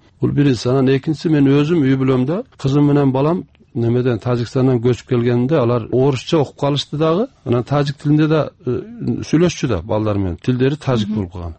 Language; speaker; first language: Kyrgyz; early bilingual, heritage; Kyrgyz